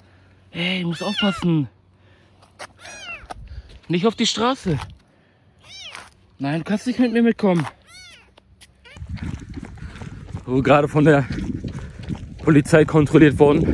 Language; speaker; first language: German; early bilingual, other home language; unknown